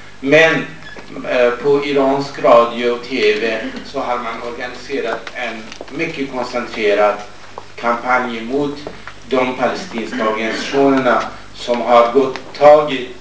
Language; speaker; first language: Swedish; non-native, fluent; Kurdish